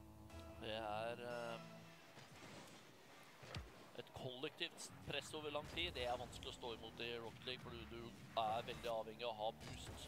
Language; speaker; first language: Norwegian; native; Norwegian